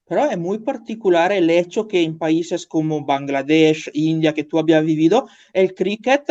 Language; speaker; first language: Spanish; non-native, learner; Italian